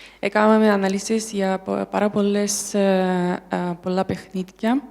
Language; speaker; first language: Greek; non-native, learner; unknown